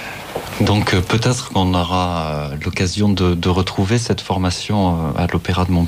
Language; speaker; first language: French; native; French